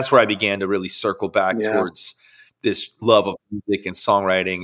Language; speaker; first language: English; native; English